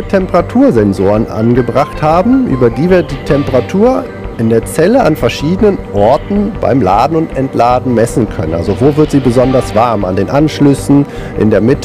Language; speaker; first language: German; native; German